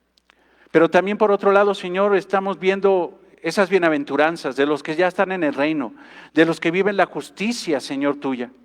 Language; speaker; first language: Spanish; native; Spanish